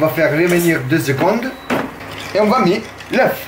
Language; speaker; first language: French; non-native, learner; Italian